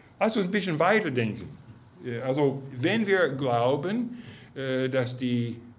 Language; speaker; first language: German; non-native, fluent; English